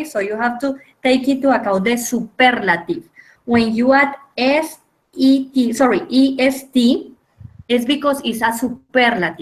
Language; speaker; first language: English; non-native, fluent; Spanish